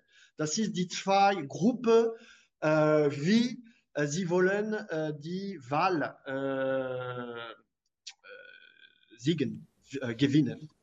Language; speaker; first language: German; non-native, fluent; French